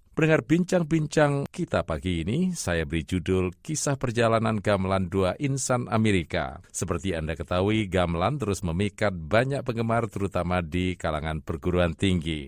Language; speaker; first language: Indonesian; native; Indonesian